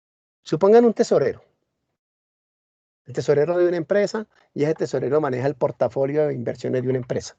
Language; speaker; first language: Spanish; native; Spanish